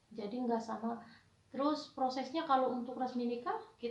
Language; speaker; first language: Indonesian; non-native, local second language; Javanese